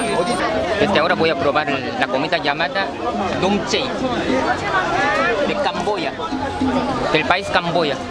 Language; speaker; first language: Spanish; non-native, fluent; Korean